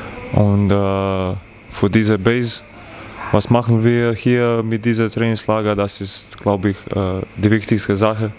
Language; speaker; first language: German; non-native, learner; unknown